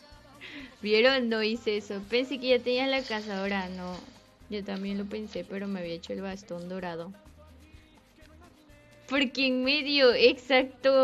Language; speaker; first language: Spanish; native; Spanish